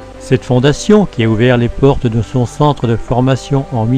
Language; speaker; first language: French; native; French